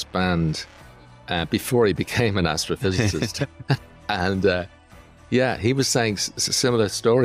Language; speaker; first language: English; native; English